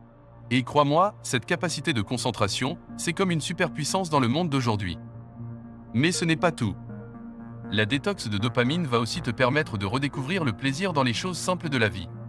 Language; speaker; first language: French; native; French